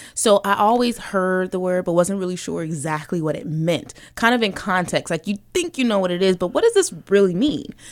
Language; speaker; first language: English; early bilingual, other home language; Yoruba